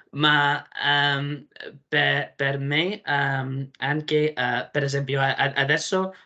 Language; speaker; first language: Italian; non-native, learner; English